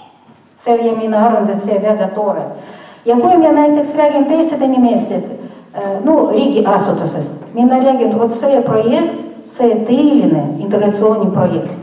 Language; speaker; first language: Estonian; non-native, local second language; Russian